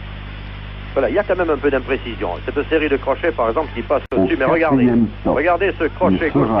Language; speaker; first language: French; native; French